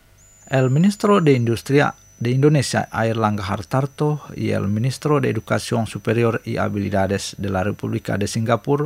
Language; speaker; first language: Spanish; non-native, fluent; Indonesian